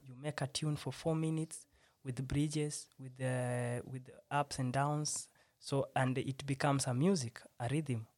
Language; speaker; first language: English; non-native, local second language; Swahili